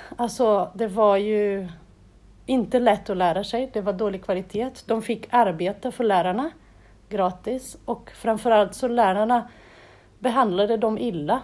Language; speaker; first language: Swedish; non-native, fluent; Portuguese